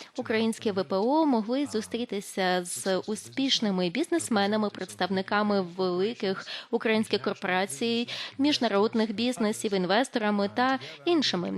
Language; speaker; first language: Ukrainian; non-native, fluent; Lithuanian